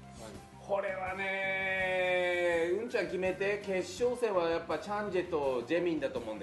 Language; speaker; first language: Japanese; native; Japanese